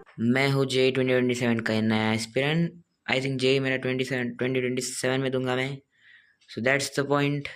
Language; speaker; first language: Hindi; non-native, local second language; Marathi